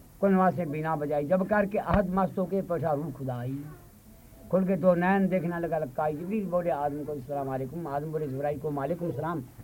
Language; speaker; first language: Hindi; non-native, local second language; Marwari